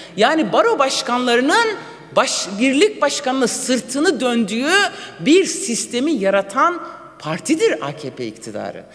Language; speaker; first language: Turkish; non-native, local second language; Kurdish